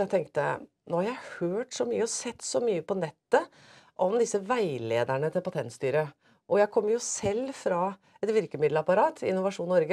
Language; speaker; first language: Norwegian; native; Norwegian